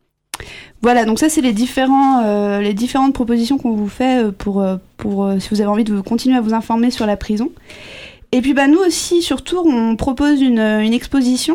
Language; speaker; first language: French; native; French